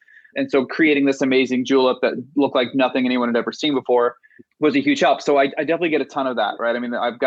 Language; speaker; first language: English; native; English